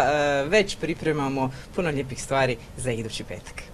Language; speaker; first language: Croatian; native; Croatian